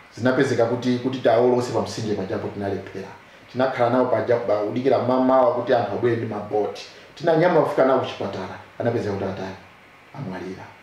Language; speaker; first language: Nyanja; non-native, local second language; Tumbuka